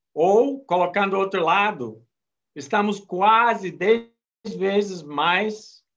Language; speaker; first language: Portuguese; non-native, fluent; English